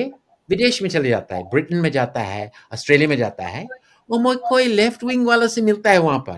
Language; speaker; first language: Hindi; non-native, fluent; English